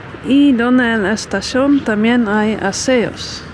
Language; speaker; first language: Spanish; non-native, fluent; Dutch